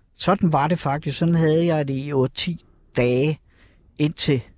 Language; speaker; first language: Danish; native; Danish